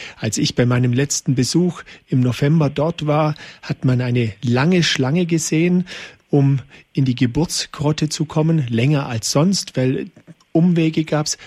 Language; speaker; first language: German; native; German